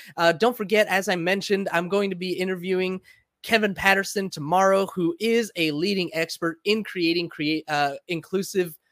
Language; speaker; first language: English; early bilingual, other home language; Spanish